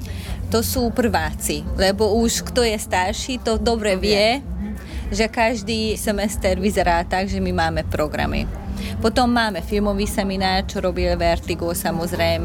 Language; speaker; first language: Slovak; non-native, local second language; Hungarian